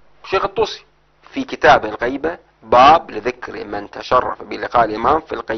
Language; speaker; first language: Arabic; native; Arabic